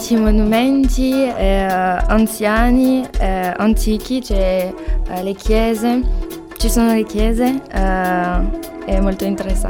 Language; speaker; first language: Italian; non-native, learner; French